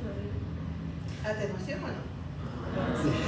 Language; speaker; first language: Spanish; native; Spanish